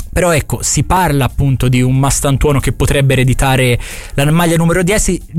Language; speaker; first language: Italian; native; Italian